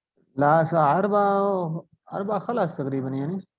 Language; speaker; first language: Arabic; non-native, learner; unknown